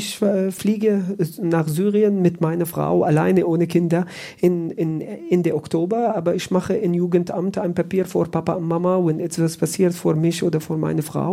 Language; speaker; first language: German; non-native, learner; Arabic